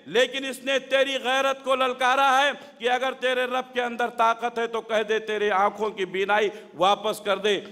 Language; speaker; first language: Urdu; native; Urdu